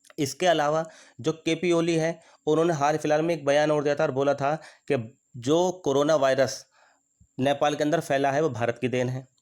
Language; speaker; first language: Hindi; native; Hindi